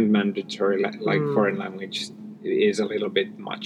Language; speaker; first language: English; non-native, fluent; Finnish